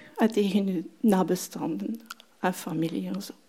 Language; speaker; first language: Dutch; non-native, fluent; French